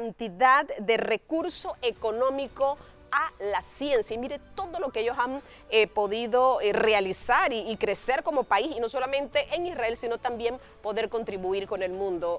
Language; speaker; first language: Spanish; native; Spanish